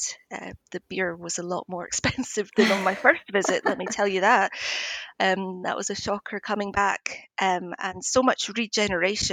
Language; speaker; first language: English; native; English